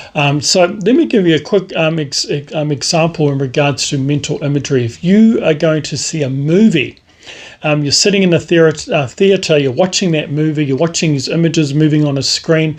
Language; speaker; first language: English; native; English